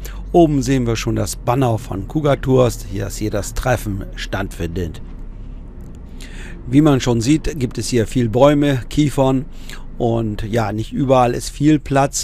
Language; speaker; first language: German; native; German